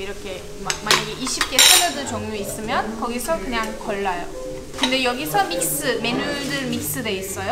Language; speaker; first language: Korean; non-native, fluent; Turkish